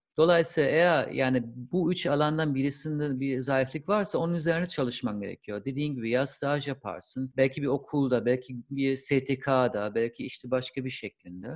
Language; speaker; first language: Turkish; non-native, fluent; German